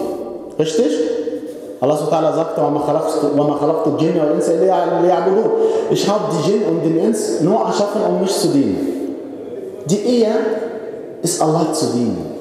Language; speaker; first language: German; non-native, fluent; Arabic